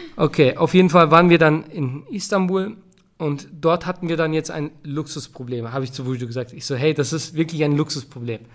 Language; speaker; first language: German; early bilingual, other home language; Turkish